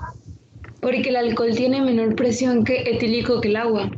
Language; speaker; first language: Spanish; native; Spanish